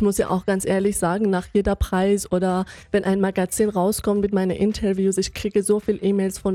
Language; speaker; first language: German; non-native, fluent; Persian